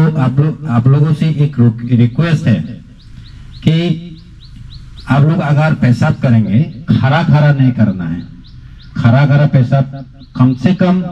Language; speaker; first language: Hindi; non-native, local second language; Chakma